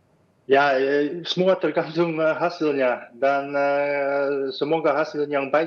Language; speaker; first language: Indonesian; non-native, fluent; Dutch